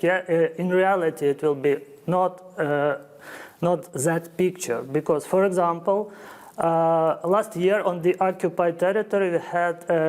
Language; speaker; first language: English; non-native, fluent; Ukrainian